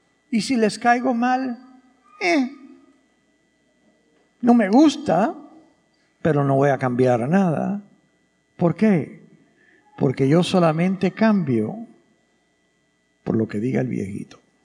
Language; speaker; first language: Spanish; early bilingual, other home language; English